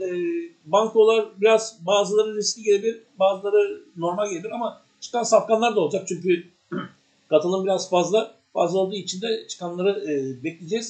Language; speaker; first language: Turkish; native; Turkish